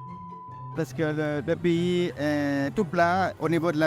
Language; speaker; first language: French; native; French